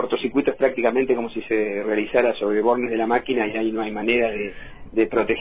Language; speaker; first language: Spanish; native; Spanish